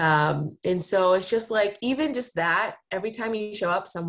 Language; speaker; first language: English; native; English